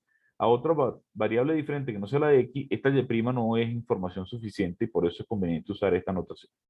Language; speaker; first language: Spanish; native; Spanish